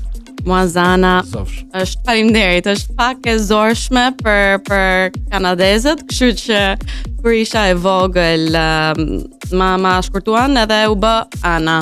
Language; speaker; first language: Albanian; early bilingual, heritage; Albanian